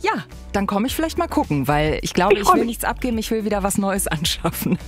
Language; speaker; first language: German; native; German